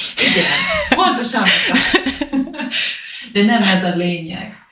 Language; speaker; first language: Hungarian; non-native, learner; English